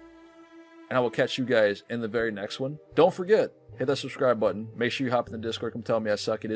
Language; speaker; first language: English; native; English